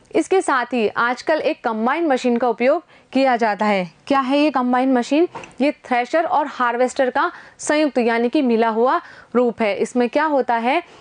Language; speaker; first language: Hindi; native; Hindi